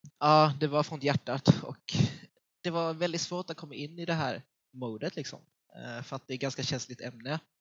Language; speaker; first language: Swedish; early bilingual, other home language; Vietnamese